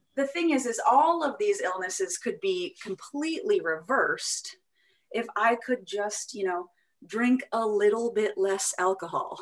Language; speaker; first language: English; native; English